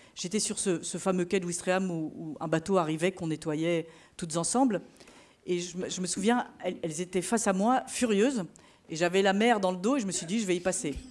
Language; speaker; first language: French; native; French